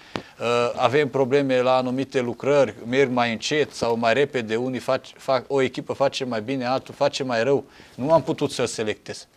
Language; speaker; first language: Romanian; non-native, local second language; Hungarian